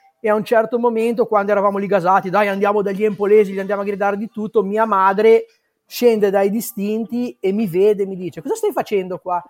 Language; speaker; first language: Italian; native; Italian